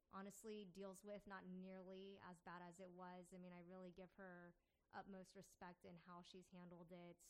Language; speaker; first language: English; native; English